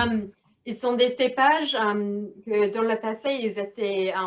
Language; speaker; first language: French; non-native, learner; English